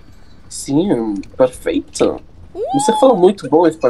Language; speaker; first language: Portuguese; non-native, learner; Spanish